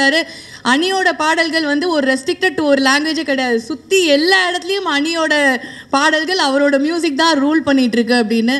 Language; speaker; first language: Tamil; native; Tamil